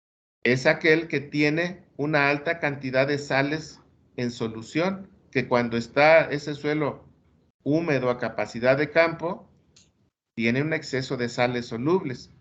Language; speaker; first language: Spanish; native; Spanish